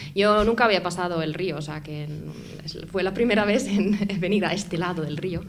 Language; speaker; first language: Spanish; non-native, fluent; Finnish